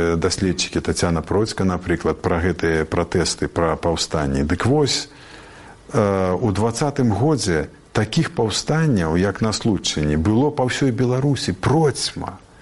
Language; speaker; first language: Belarusian; native; Belarusian